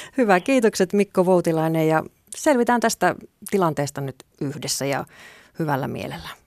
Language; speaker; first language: Finnish; native; Finnish